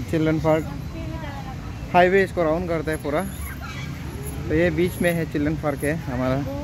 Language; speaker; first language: Hindi; non-native, local second language; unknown